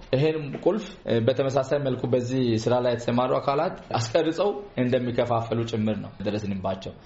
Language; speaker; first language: Amharic; non-native, local second language; Sidamo